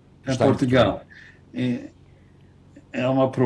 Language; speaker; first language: Portuguese; non-native, fluent; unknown